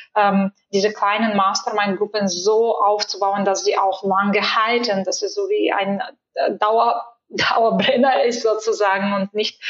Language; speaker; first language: German; non-native, fluent; Bulgarian